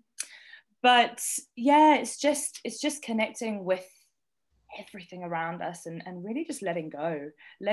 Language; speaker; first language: English; native; English